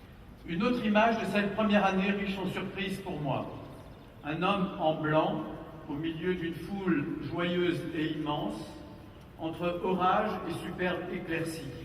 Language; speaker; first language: French; native; French